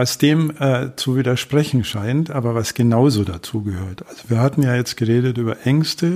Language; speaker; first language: German; native; German